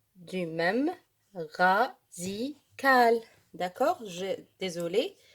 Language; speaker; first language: French; non-native, local second language; Arabic